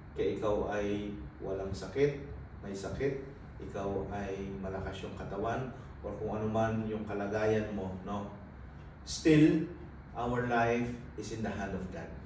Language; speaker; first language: Filipino; native; Filipino